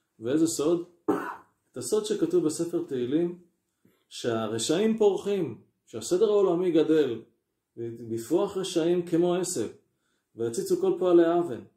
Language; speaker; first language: Hebrew; native; Hebrew